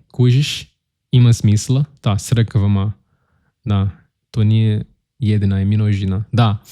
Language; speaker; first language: Bosnian; non-native, learner; Portuguese